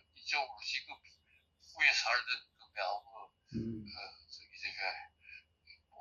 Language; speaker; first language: Korean; early bilingual, heritage; Korean